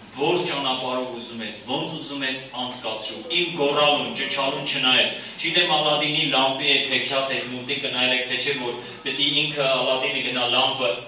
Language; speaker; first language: Armenian; native; Armenian